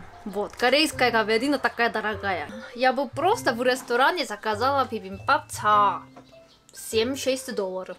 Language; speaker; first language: Russian; non-native, fluent; Korean